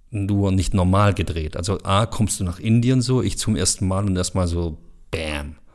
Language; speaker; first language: German; early bilingual, other home language; Bosnian